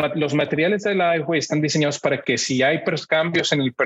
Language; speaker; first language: Spanish; native; Spanish